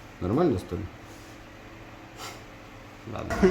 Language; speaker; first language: Russian; non-native, learner; Estonian